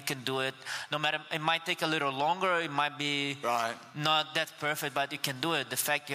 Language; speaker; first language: English; non-native, fluent; Portuguese